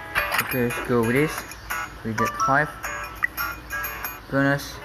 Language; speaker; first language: English; non-native, learner; Indonesian